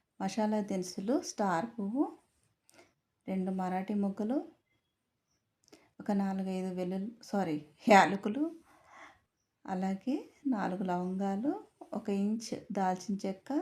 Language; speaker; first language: Telugu; native; Telugu